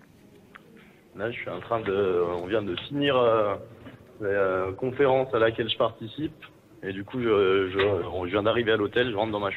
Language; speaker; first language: French; native; French